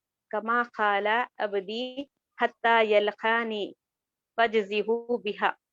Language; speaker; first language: Arabic; non-native, learner; Urdu